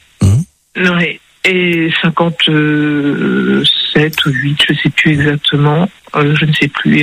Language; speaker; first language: French; early bilingual, other home language; Spanish